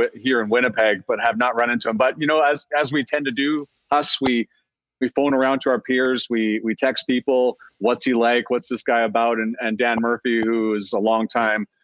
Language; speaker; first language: English; native; English